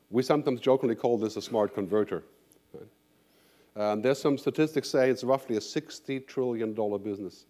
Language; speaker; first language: English; non-native, fluent; German